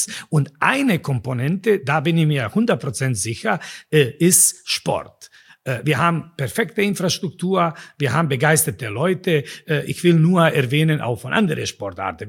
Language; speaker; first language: German; non-native, fluent; Bosnian